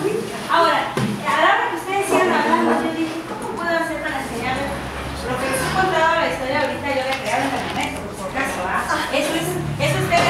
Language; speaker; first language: Spanish; native; Spanish